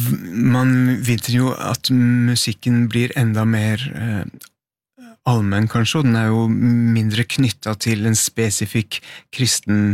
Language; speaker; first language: Norwegian; native; Norwegian